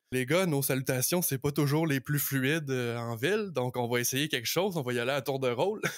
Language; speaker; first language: French; native; French